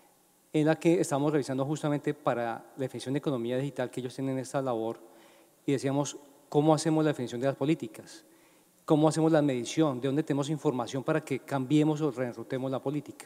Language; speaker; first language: Spanish; native; Spanish